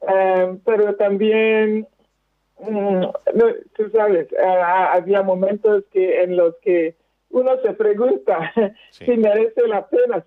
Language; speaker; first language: Spanish; non-native, fluent; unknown